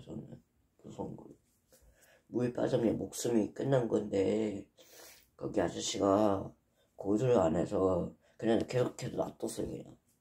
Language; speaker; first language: Korean; non-native, learner; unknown